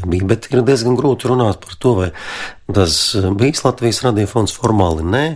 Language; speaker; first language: Latvian; non-native, local second language; Russian